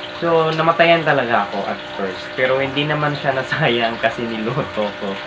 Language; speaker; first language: Filipino; non-native, local second language; Cebuano